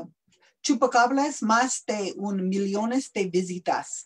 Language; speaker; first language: Spanish; non-native, learner; English